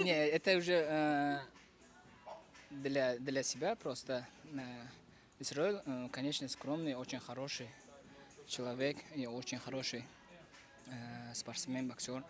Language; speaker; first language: Russian; non-native, fluent; Uzbek